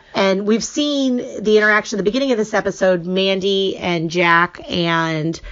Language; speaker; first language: English; native; English